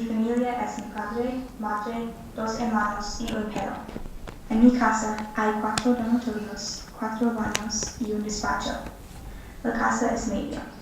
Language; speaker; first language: Spanish; non-native, learner; English